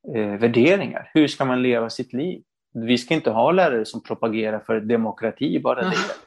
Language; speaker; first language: Swedish; non-native, fluent; Spanish